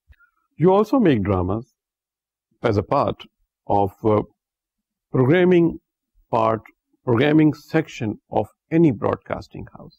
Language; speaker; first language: English; non-native, local second language; Urdu